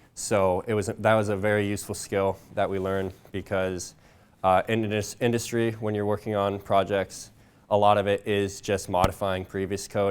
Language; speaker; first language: English; native; English